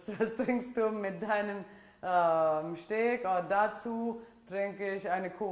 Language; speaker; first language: German; non-native, fluent; Italian